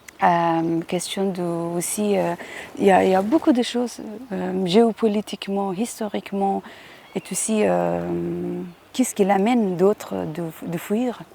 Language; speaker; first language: French; non-native, fluent; Persian